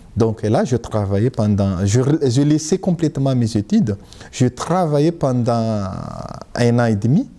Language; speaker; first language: French; non-native, local second language; Malagasy